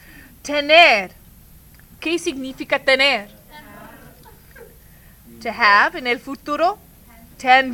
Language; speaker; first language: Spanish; non-native, fluent; English